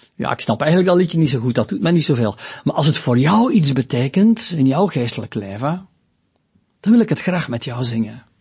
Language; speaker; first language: Dutch; native; Dutch